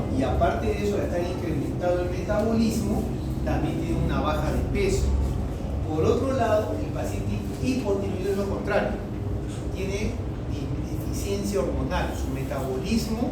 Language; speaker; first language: Spanish; native; Spanish